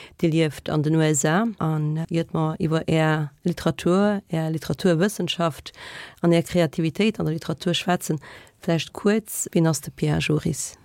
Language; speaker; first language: Luxembourgish; native; Luxembourgish